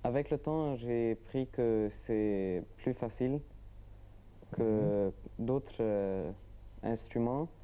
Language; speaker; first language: French; non-native, learner; Arabic